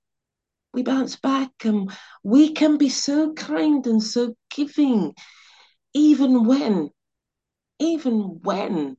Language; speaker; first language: English; native; English